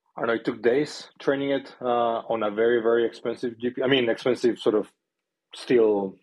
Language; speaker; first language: English; non-native, fluent; Spanish